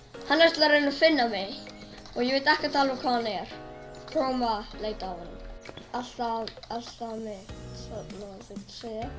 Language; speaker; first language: Icelandic; non-native, learner; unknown